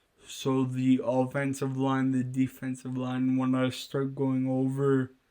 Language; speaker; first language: English; native; English